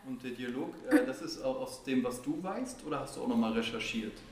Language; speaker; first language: German; native; German